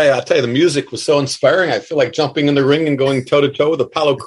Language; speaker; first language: English; native; English